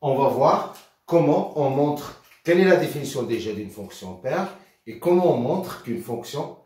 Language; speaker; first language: French; non-native, local second language; Arabic